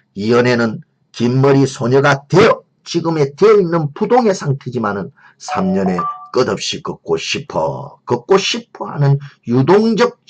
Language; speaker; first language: Korean; native; Korean